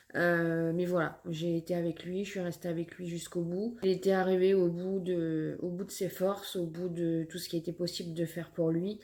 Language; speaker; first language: French; native; French